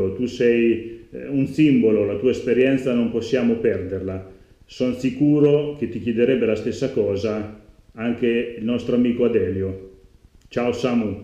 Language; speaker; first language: Italian; native; Italian